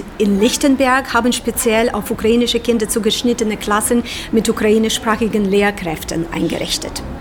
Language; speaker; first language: German; non-native, fluent; Ukrainian